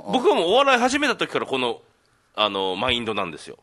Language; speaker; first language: Japanese; native; Japanese